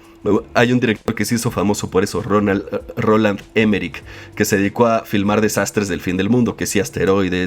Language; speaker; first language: Spanish; native; Spanish